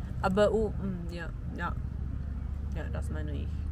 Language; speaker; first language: German; non-native, learner; Thai